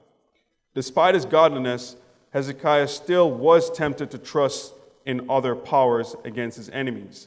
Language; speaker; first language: English; native; English